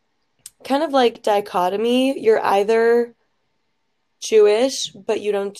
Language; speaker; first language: English; native; English